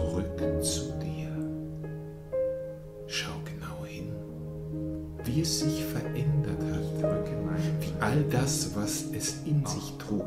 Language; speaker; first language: German; native; German